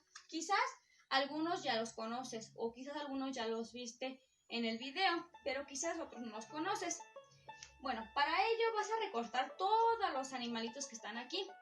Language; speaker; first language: Spanish; native; Spanish